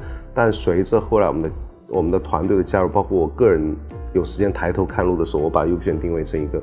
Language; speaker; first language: Chinese; native; Chinese